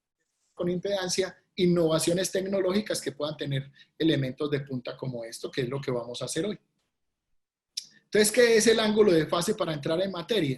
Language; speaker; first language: Spanish; native; Spanish